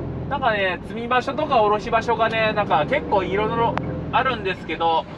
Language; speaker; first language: Japanese; native; Japanese